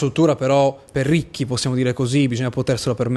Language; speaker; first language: Italian; native; Italian